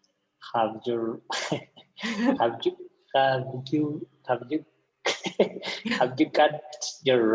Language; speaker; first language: English; non-native, learner; Spanish